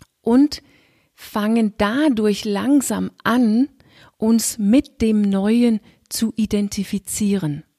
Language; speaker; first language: German; non-native, fluent; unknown